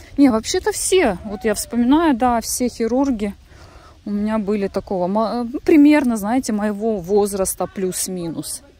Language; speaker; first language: Russian; native; Russian